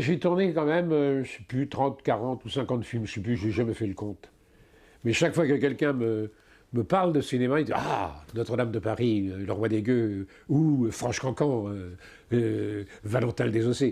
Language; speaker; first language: French; native; French